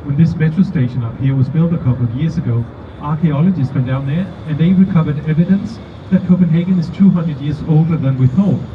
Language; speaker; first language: English; non-native, fluent; Danish